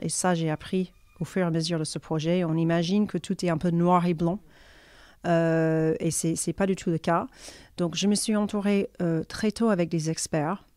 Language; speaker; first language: French; non-native, fluent; English